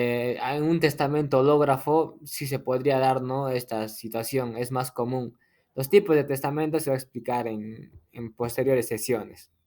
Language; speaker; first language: Spanish; native; Spanish